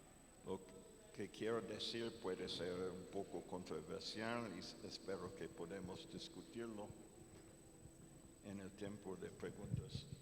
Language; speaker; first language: Spanish; non-native, fluent; English